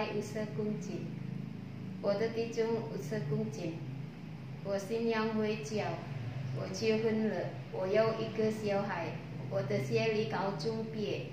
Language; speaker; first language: Chinese; non-native, learner; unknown